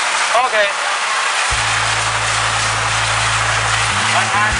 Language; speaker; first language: Chinese; native; Chinese